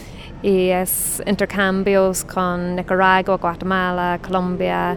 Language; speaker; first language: Spanish; non-native, fluent; English